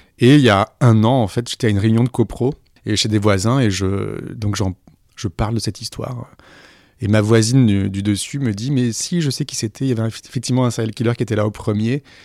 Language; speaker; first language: French; native; French